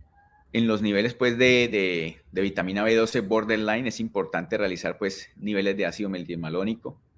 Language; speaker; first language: Spanish; native; Spanish